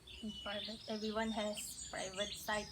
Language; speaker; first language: English; non-native, learner; Malay